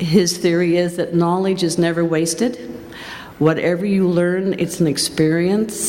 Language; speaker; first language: English; native; English